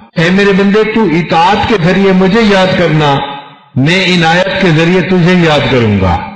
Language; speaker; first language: Urdu; non-native, local second language; Punjabi